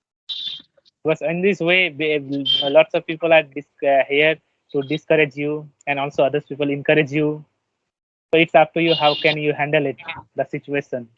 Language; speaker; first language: English; non-native, learner; Bangla